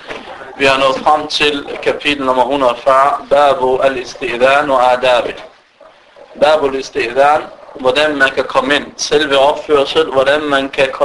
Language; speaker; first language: Danish; non-native, fluent; Arabic